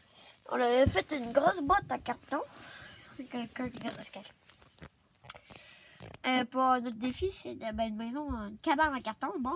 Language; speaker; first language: French; native; French